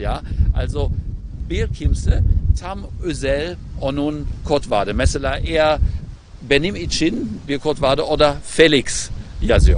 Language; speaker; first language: Turkish; non-native, learner; German